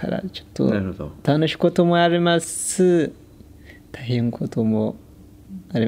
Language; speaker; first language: Japanese; non-native, learner; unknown